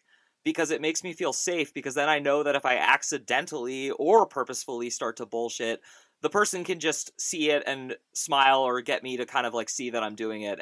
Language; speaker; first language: English; native; English